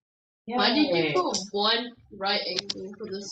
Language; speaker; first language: English; native; English